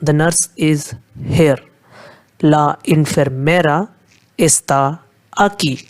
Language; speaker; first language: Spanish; non-native, fluent; Hindi